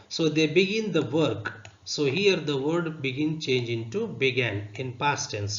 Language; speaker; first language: English; non-native, local second language; Kannada